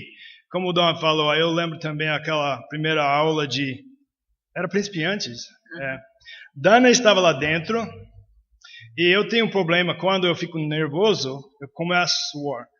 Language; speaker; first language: Portuguese; non-native, fluent; English